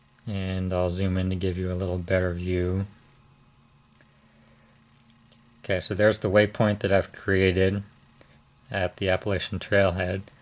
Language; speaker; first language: English; native; English